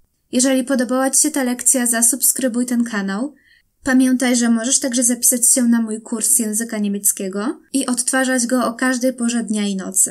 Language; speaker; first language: Polish; native; Polish